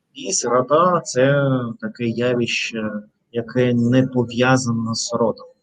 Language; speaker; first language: Ukrainian; non-native, local second language; Russian